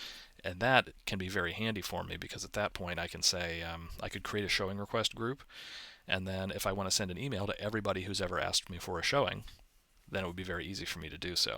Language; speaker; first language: English; native; English